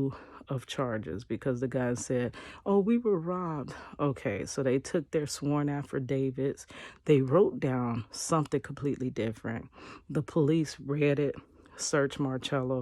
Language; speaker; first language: English; native; English